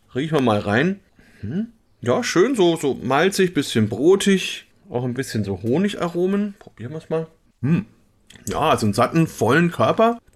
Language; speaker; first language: German; native; German